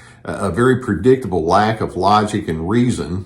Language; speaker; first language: English; native; English